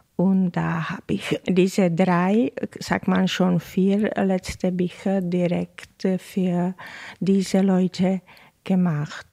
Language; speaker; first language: German; non-native, fluent; Czech